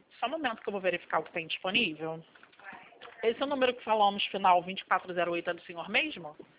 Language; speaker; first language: Portuguese; native; Portuguese